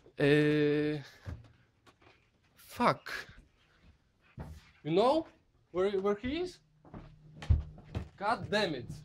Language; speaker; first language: English; non-native, learner; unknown